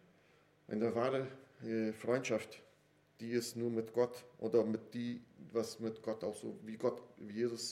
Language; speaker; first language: German; non-native, fluent; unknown